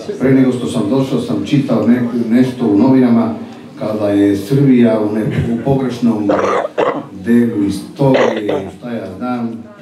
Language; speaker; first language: Serbian; non-native, fluent; Spanish